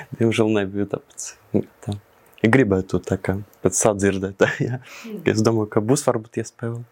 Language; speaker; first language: Latvian; non-native, local second language; Russian